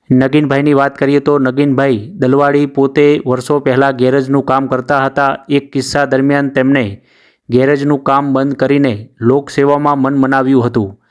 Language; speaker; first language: Gujarati; native; Gujarati